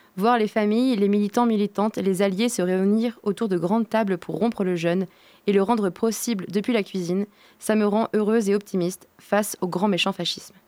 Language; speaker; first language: French; native; French